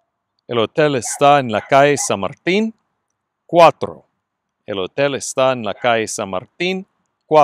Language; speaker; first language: Spanish; non-native, fluent; English